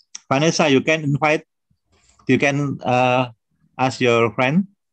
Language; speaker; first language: English; non-native, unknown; Indonesian